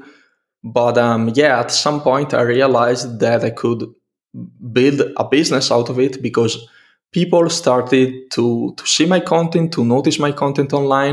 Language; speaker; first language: English; non-native, fluent; Italian